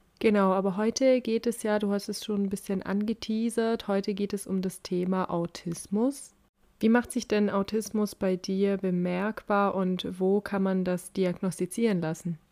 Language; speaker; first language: German; native; German